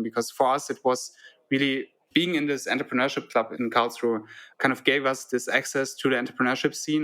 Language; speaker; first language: English; non-native, fluent; German